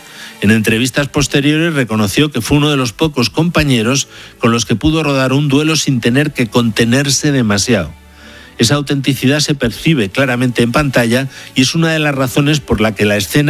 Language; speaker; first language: Spanish; native; Spanish